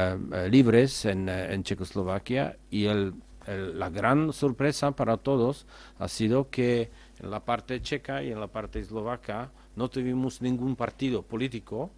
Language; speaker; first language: Spanish; non-native, fluent; Czech